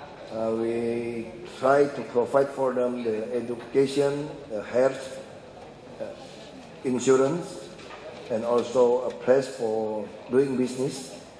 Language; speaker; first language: English; non-native, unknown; Indonesian